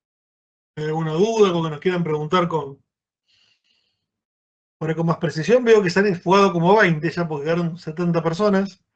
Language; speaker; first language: Spanish; native; Spanish